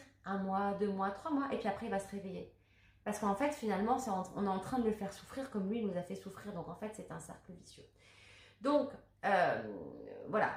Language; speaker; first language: French; native; French